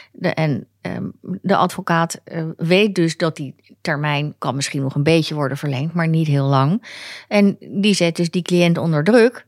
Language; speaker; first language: Dutch; native; Dutch